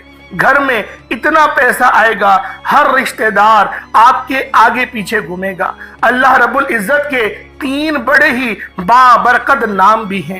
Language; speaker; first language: Urdu; native; Urdu